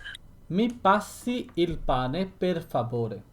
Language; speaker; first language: Italian; non-native, learner; Bangla